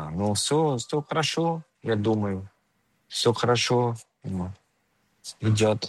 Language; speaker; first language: Russian; non-native, fluent; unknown